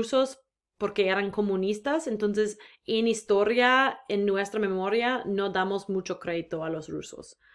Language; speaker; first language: Spanish; non-native, fluent; English